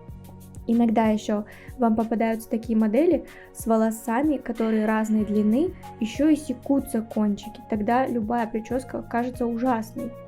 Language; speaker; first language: Russian; native; Russian